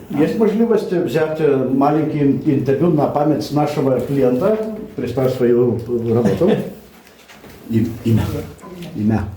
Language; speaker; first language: Russian; non-native, learner; Lithuanian